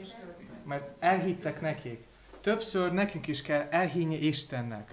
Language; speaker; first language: Hungarian; non-native, learner; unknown